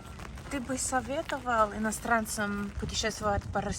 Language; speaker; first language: Russian; non-native, fluent; English